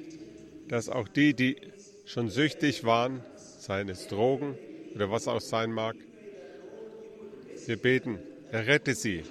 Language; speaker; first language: German; early bilingual, heritage; German